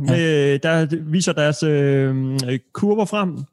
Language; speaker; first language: Danish; native; Danish